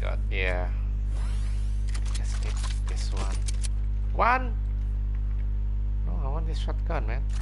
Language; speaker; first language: English; non-native, local second language; Malay